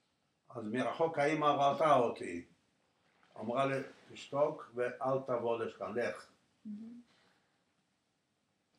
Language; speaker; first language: Hebrew; non-native, fluent; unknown